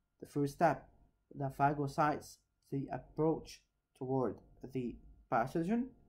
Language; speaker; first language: English; non-native, local second language; Arabic